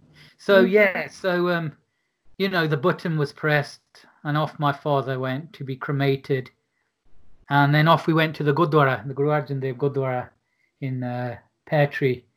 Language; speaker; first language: English; native; English